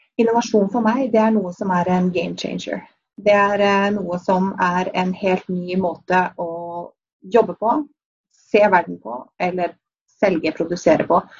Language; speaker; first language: Norwegian; native; Norwegian